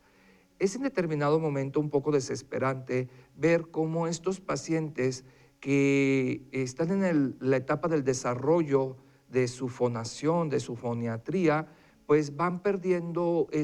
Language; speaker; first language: Spanish; native; Spanish